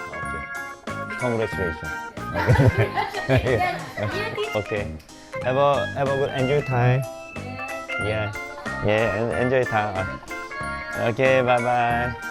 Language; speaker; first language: English; non-native, learner; Korean